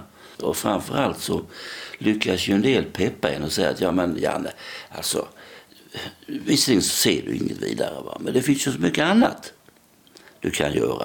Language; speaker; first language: Swedish; native; Swedish